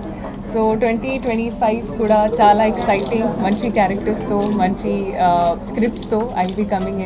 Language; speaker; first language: Telugu; non-native, fluent; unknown